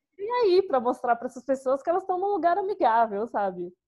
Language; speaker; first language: Portuguese; native; Portuguese